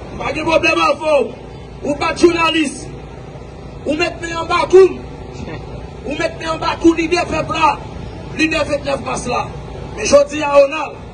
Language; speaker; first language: Haitian Creole; native; Haitian Creole